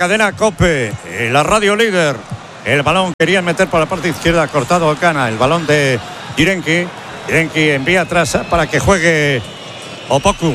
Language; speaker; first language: Spanish; native; Spanish